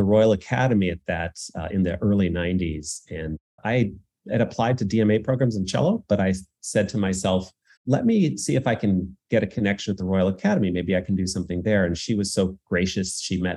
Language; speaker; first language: English; native; English